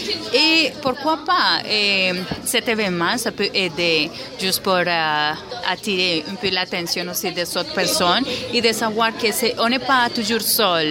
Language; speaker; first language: French; non-native, fluent; Spanish